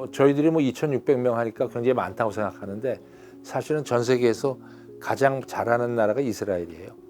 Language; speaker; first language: Korean; native; Korean